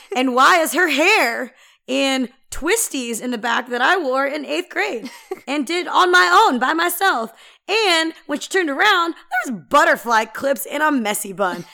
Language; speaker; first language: English; early bilingual, other home language; Filipino